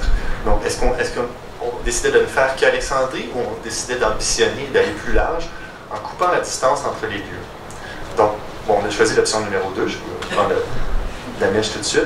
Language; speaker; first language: French; native; French